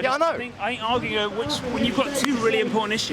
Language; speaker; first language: English; native; English